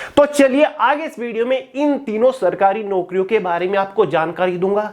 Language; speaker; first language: Hindi; native; Hindi